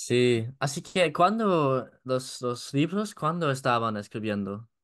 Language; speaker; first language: Spanish; non-native, learner; English